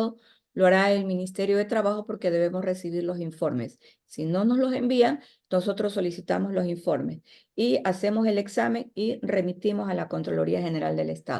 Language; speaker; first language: Spanish; native; Spanish